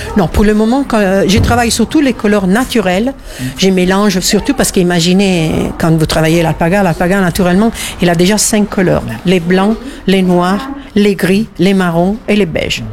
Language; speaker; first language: French; non-native, learner; Italian